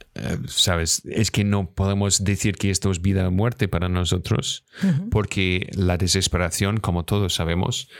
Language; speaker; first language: Spanish; non-native, fluent; English